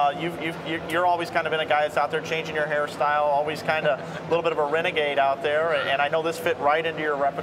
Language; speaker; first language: English; native; English